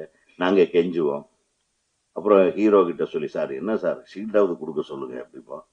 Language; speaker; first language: Tamil; native; Tamil